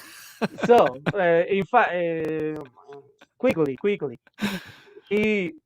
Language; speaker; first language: English; non-native, local second language; Spanish